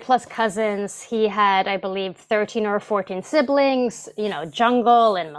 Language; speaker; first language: English; non-native, fluent; Swedish